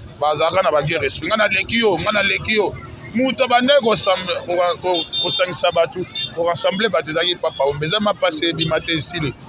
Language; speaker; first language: Lingala; native; Lingala